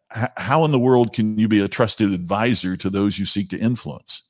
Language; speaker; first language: English; native; English